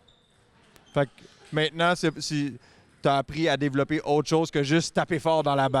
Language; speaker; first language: French; native; French